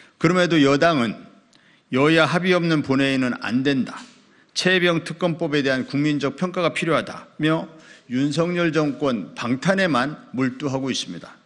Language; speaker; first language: Korean; native; Korean